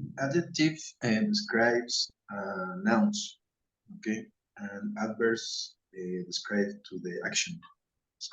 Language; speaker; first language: English; non-native, learner; Spanish